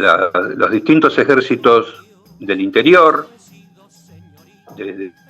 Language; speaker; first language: Spanish; native; Spanish